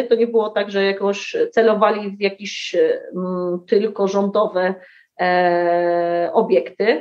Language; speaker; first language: Polish; early bilingual, heritage; Arabic